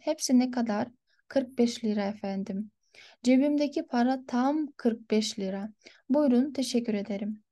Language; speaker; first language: Turkish; non-native, fluent; Kyrgyz